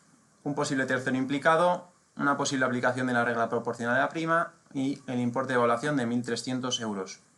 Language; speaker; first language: Spanish; native; Spanish